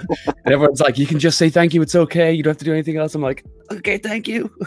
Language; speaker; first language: English; native; English